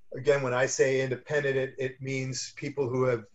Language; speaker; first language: English; native; English